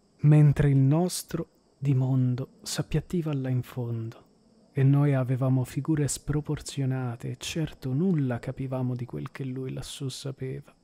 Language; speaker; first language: Italian; native; Italian